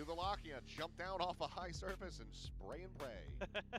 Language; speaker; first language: English; native; English